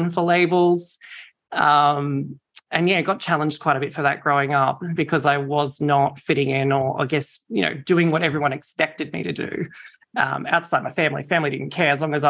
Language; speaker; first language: English; native; English